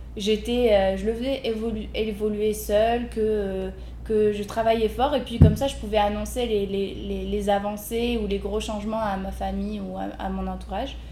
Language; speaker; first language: French; native; French